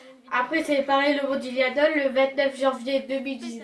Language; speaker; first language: French; native; French